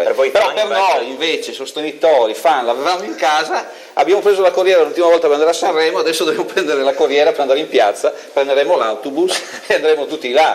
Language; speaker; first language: Italian; native; Italian